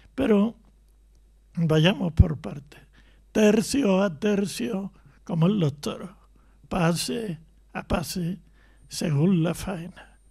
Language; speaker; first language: Spanish; native; Spanish